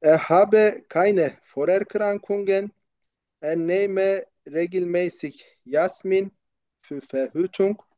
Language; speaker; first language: German; non-native, learner; Turkish